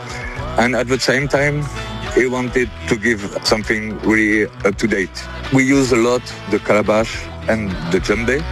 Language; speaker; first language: English; non-native, fluent; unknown